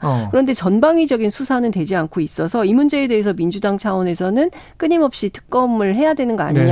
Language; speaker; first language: Korean; native; Korean